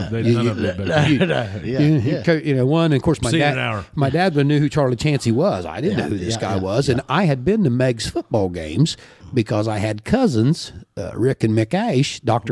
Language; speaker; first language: English; native; English